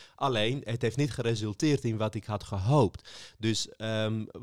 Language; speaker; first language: Dutch; early bilingual, other home language; Armenian